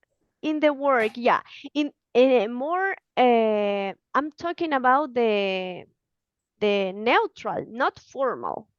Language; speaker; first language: English; non-native, fluent; Spanish